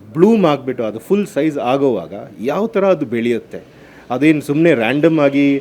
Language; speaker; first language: Kannada; native; Kannada